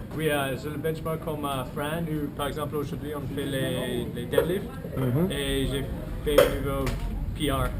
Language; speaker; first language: French; non-native, learner; English